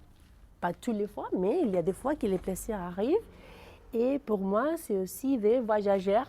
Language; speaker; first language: French; non-native, fluent; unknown